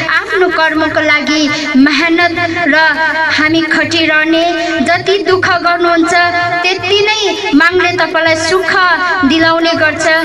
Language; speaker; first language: Nepali; non-native, local second language; Limbu